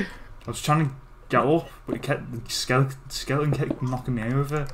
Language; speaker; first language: English; native; English